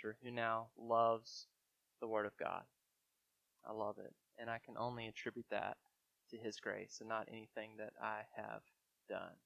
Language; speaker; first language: English; native; English